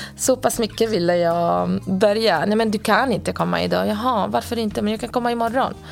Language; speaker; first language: Swedish; non-native, fluent; Arabic